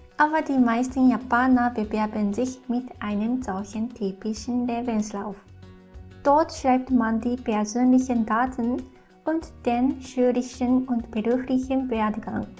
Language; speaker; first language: German; non-native, fluent; Japanese